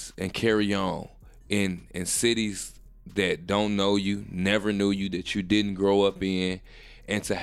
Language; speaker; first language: English; native; English